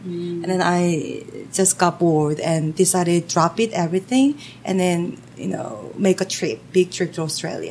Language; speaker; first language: English; non-native, fluent; Korean